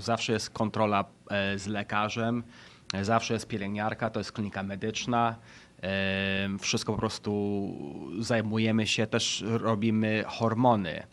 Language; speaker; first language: Polish; early bilingual, heritage; Polish